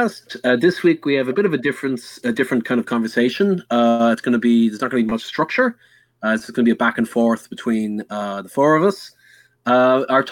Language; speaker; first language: English; native; English